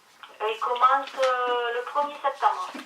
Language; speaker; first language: French; native; French